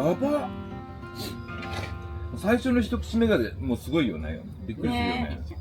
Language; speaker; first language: Japanese; native; Japanese